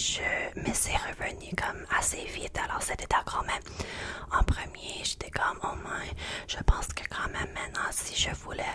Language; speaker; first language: French; non-native, learner; English